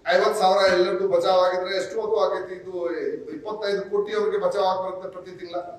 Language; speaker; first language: Kannada; non-native, fluent; Hindi